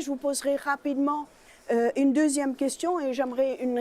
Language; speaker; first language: French; native; French